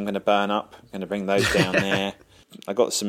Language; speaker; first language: English; native; English